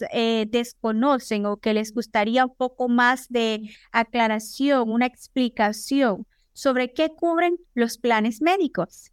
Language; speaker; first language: Spanish; native; Spanish